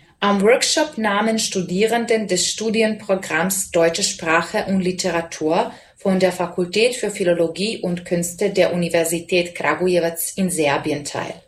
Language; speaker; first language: German; non-native, fluent; Serbian